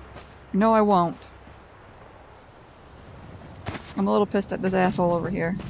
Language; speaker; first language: English; native; English